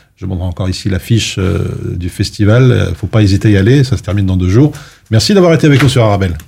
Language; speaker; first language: French; native; French